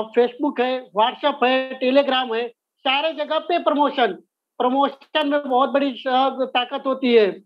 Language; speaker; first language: Hindi; native; Hindi